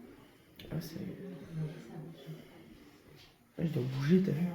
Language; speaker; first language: French; native; French